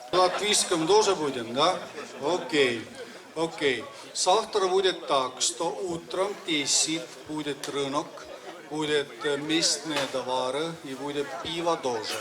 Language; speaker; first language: Russian; non-native, learner; Estonian